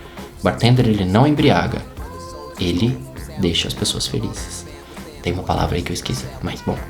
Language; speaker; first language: Portuguese; native; Portuguese